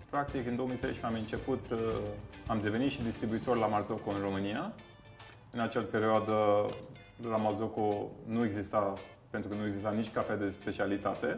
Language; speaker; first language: Romanian; non-native, fluent; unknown